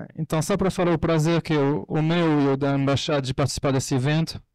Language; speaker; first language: Portuguese; non-native, fluent; French